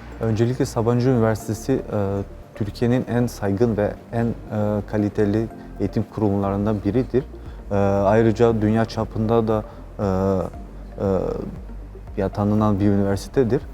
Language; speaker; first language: Turkish; non-native, fluent; Albanian